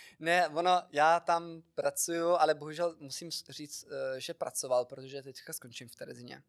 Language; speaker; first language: Czech; non-native, fluent; Italian